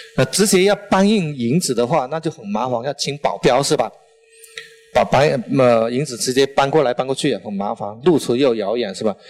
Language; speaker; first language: Chinese; non-native, local second language; Min Nan Chinese